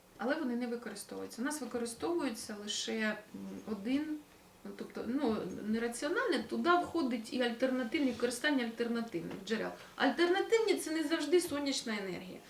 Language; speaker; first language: Ukrainian; native; Ukrainian